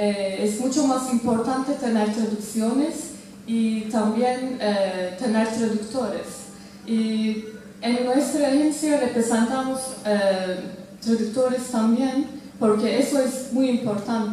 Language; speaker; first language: Spanish; non-native, fluent; Turkish